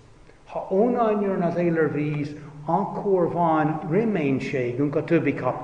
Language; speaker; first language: Hungarian; non-native, fluent; English